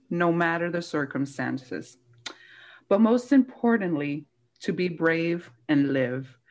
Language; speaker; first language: English; early bilingual, other home language; Spanish